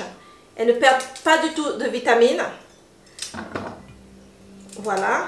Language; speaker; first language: French; native; French